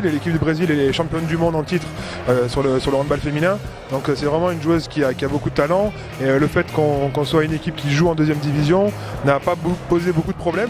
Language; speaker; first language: French; native; French